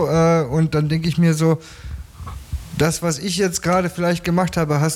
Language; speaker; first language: German; native; German